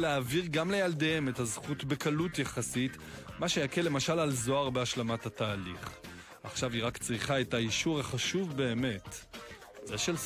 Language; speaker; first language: Hebrew; native; Hebrew